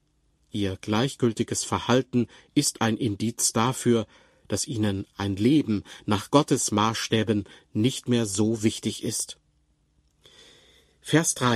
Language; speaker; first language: German; native; German